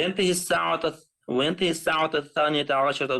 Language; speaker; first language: Arabic; non-native, learner; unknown